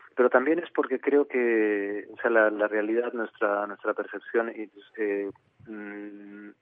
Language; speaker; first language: Spanish; native; Spanish